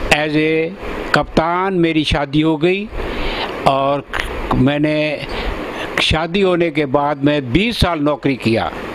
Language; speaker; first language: Hindi; early bilingual, other home language; Punjabi